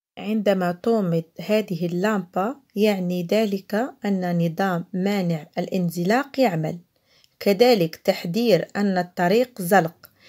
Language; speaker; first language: Arabic; non-native, local second language; Central Kurdish